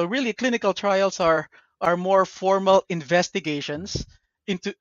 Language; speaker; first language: English; non-native, local second language; Filipino